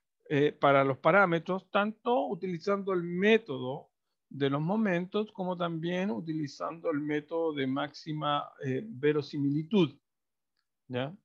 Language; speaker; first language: Spanish; native; Spanish